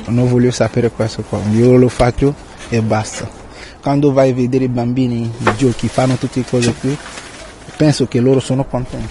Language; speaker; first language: Italian; non-native, learner; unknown